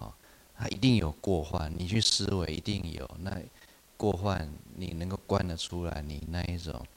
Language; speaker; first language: Chinese; native; Chinese